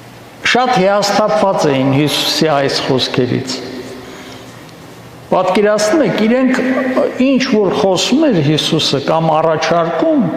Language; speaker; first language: Armenian; native; Armenian